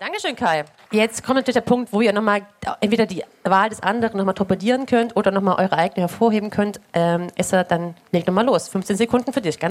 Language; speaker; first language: German; native; German